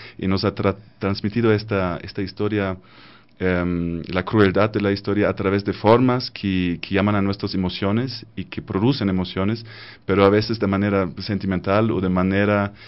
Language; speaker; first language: Spanish; non-native, fluent; German